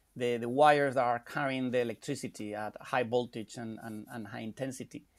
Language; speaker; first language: English; non-native, fluent; Spanish